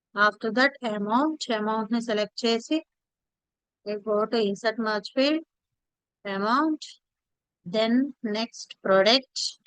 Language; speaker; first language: English; non-native, local second language; Telugu